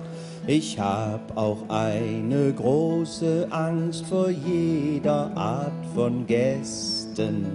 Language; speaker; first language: German; native; German